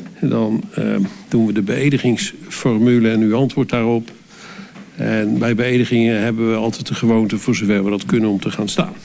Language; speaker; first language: Dutch; native; Dutch